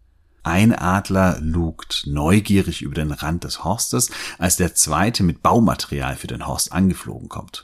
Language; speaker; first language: German; native; German